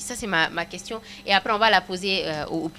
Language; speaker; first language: French; non-native, local second language; Bambara